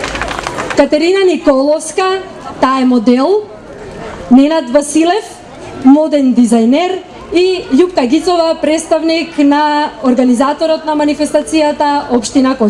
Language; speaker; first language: Macedonian; native; Macedonian